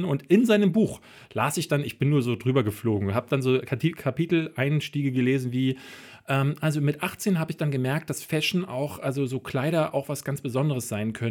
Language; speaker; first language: German; native; German